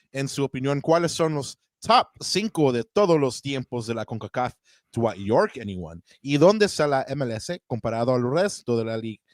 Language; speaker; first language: Spanish; early bilingual, heritage; Spanish